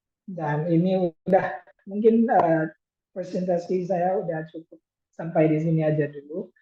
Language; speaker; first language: Indonesian; non-native, fluent; Thai